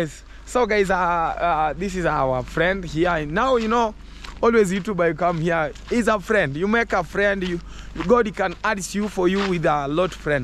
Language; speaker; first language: English; non-native, learner; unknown